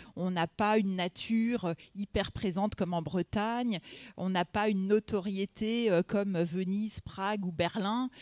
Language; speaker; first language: French; native; French